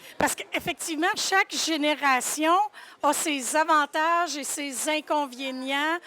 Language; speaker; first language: French; native; French